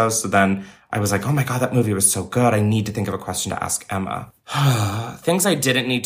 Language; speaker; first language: English; native; English